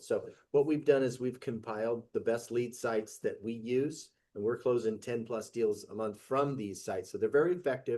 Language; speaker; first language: English; native; English